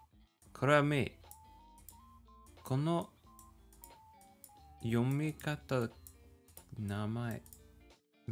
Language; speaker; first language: Japanese; non-native, learner; English